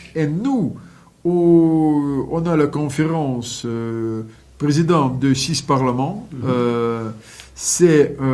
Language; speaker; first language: French; non-native, fluent; Russian